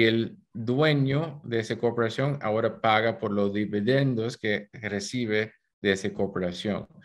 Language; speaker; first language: Spanish; early bilingual, heritage; Spanish